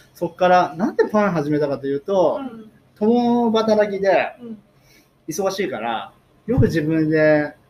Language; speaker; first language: Japanese; native; Japanese